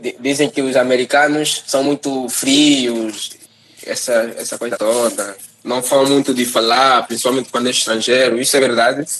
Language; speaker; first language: Portuguese; native; Portuguese